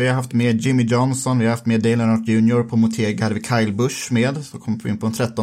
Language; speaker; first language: Swedish; native; Swedish